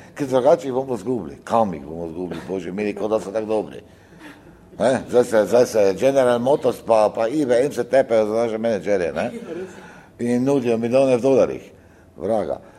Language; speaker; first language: Slovenian; native; Slovenian